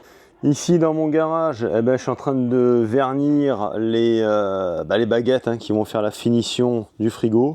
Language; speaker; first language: French; native; French